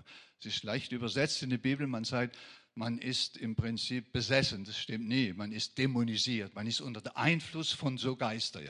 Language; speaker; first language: German; non-native, fluent; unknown